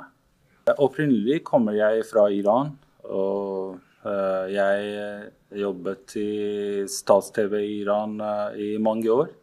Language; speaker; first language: Norwegian; non-native, fluent; Persian